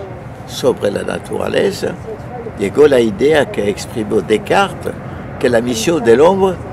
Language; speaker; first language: Spanish; non-native, fluent; French